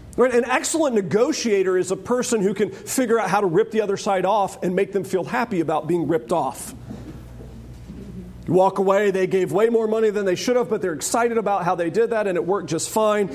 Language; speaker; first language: English; native; English